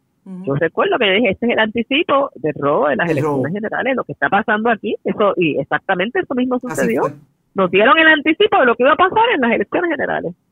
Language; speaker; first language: Spanish; native; Spanish